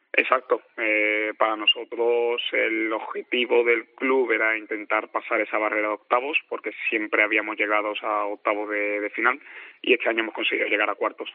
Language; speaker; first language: Spanish; native; Spanish